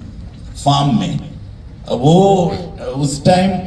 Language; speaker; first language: Hindi; non-native, learner; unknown